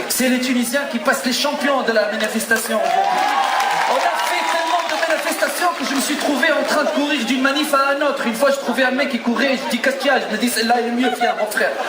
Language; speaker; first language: French; non-native, local second language; Arabic